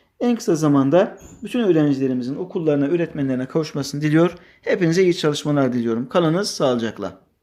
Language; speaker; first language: Turkish; native; Turkish